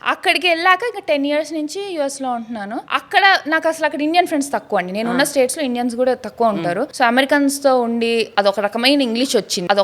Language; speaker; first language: Telugu; native; Telugu